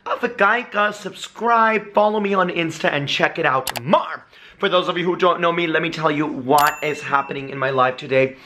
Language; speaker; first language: English; native; English